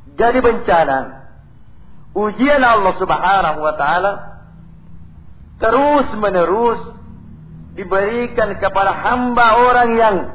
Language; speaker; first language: Indonesian; non-native, local second language; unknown